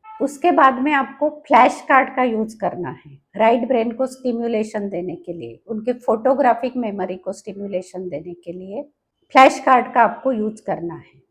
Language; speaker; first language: Hindi; non-native, local second language; Marathi